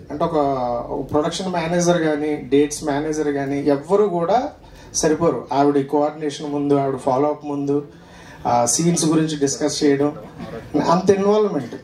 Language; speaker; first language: Telugu; native; Telugu